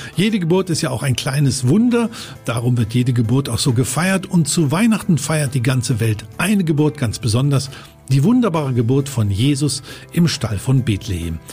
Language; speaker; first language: German; native; German